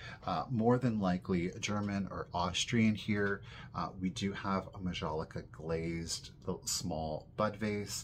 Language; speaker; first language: English; native; English